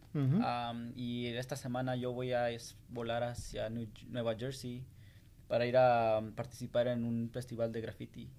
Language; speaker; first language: Spanish; early bilingual, heritage; Spanish